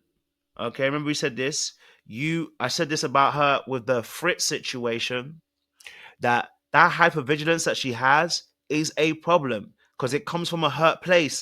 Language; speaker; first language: English; native; English